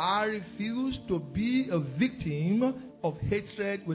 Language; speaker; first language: English; non-native, local second language; Yoruba